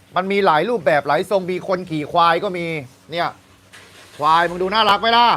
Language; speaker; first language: Thai; native; Thai